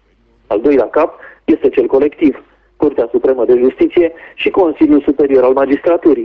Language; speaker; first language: Romanian; native; Romanian